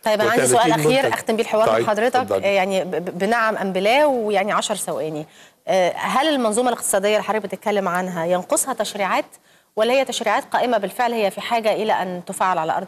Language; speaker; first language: Arabic; native; Arabic